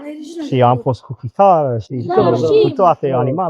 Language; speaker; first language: Romanian; non-native, learner; English